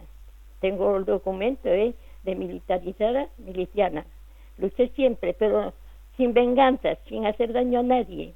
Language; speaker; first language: Spanish; native; Spanish